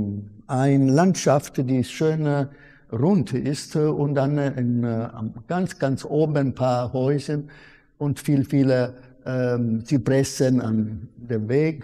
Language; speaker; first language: German; non-native, fluent; Italian